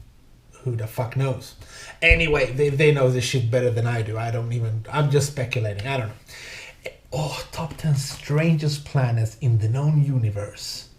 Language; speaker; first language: English; native; English